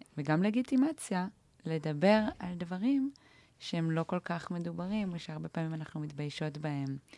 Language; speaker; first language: Hebrew; native; Hebrew